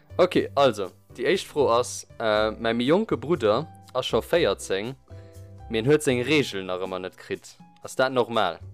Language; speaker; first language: Luxembourgish; early bilingual, other home language; English